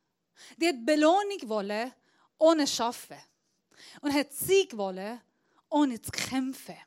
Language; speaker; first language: German; non-native, fluent; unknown